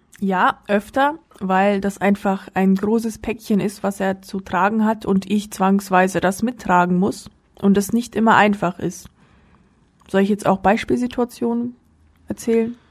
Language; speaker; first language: German; early bilingual, other home language; Russian